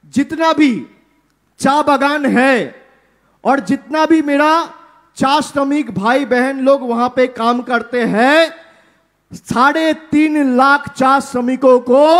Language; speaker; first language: Hindi; non-native, local second language; Bangla